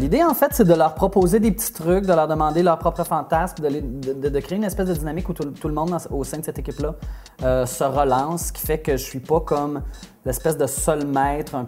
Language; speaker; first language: French; native; French